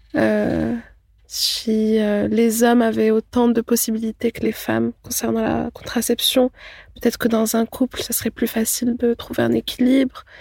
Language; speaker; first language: French; non-native, local second language; Arabic